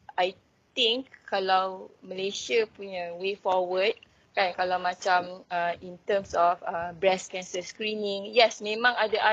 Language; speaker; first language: English; non-native, local second language; Malay